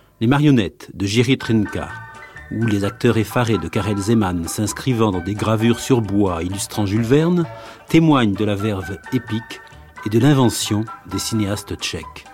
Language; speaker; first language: French; native; French